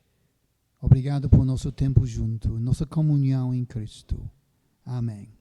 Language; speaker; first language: Portuguese; non-native, fluent; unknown